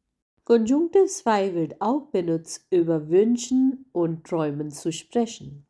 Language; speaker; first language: German; non-native, fluent; Hindi